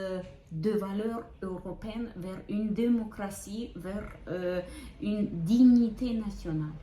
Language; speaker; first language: French; non-native, fluent; Ukrainian